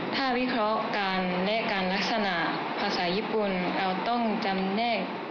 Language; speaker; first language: Thai; non-native, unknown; Japanese